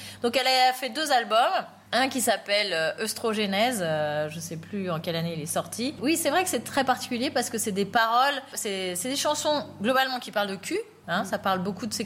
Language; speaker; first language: French; native; French